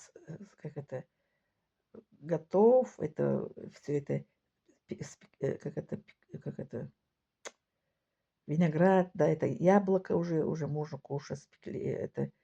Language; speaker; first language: Russian; non-native, local second language; Tajik